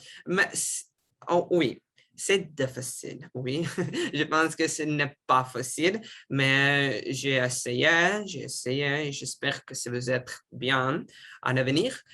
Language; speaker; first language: French; non-native, learner; Russian